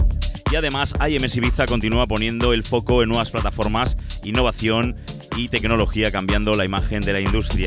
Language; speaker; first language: Spanish; native; Spanish